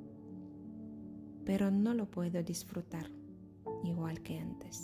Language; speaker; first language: Spanish; non-native, fluent; Ukrainian